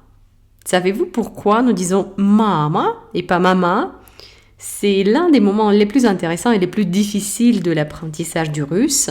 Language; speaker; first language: French; non-native, fluent; Russian